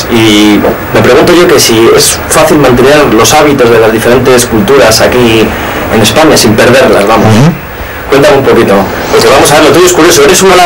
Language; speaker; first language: Spanish; native; Spanish